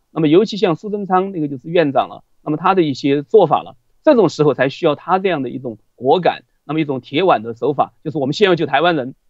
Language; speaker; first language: Chinese; native; Chinese